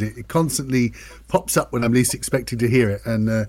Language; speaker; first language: English; native; English